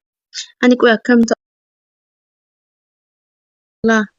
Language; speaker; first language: Arabic; non-native, learner; Oromo